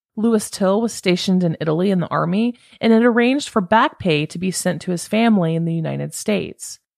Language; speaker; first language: English; native; English